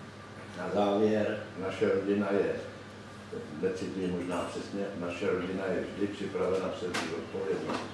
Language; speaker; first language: Czech; native; Czech